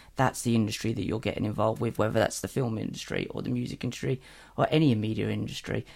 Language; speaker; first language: English; native; English